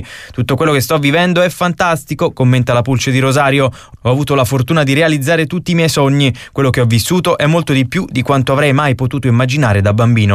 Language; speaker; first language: Italian; native; Italian